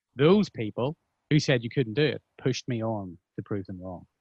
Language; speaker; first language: English; native; English